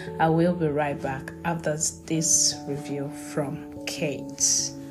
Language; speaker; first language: English; non-native, local second language; Yoruba